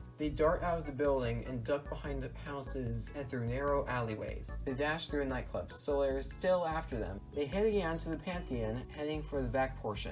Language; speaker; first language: English; native; English